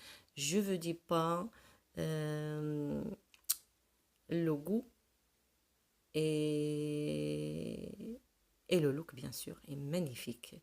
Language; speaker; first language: French; non-native, local second language; Arabic